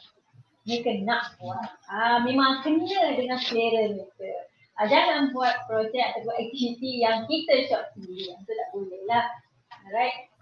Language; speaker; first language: Malay; native; Malay